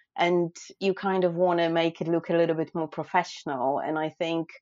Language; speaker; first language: English; non-native, fluent; Polish